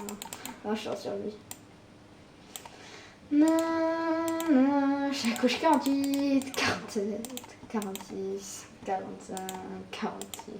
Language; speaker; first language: French; native; French